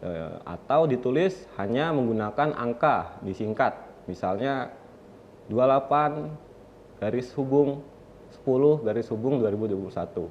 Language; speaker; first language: Indonesian; native; Indonesian